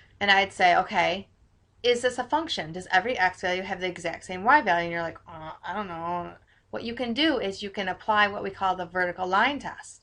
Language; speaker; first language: English; native; English